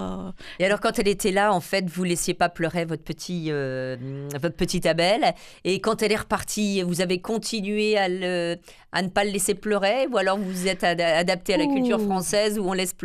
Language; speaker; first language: French; native; French